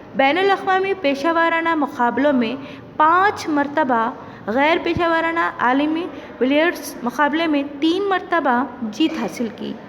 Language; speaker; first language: Urdu; native; Urdu